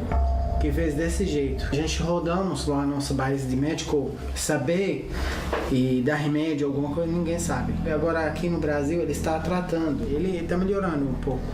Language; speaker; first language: Portuguese; early bilingual, other home language; Arabic